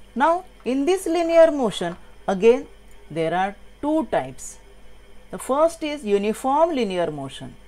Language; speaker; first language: English; non-native, local second language; Marathi